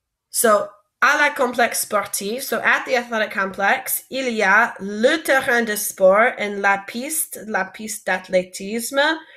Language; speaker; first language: French; non-native, fluent; English